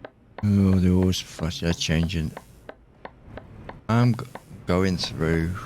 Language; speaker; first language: English; native; English